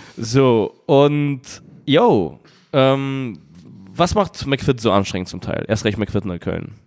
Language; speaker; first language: German; early bilingual, other home language; Russian